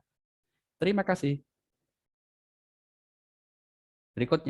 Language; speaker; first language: Indonesian; native; Indonesian